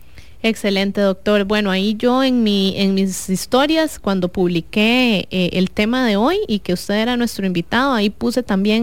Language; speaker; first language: Spanish; native; Spanish